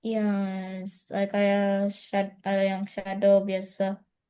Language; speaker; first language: Indonesian; non-native, learner; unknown